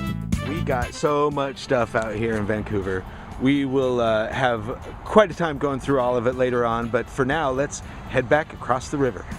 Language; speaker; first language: English; native; English